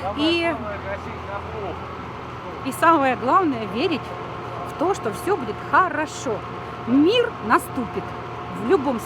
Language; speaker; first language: Russian; native; Russian